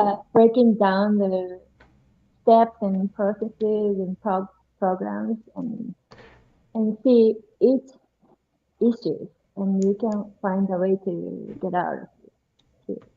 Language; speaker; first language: English; non-native, learner; Japanese